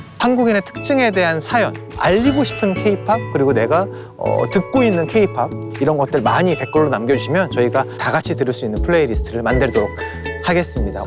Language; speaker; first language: Korean; native; Korean